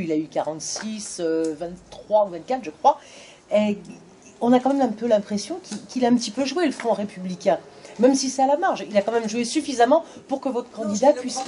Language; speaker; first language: French; native; French